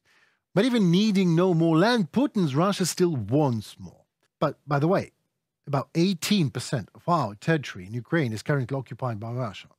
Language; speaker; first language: English; non-native, fluent; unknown